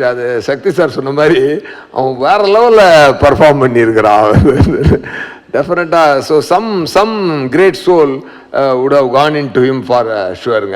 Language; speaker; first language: Tamil; native; Tamil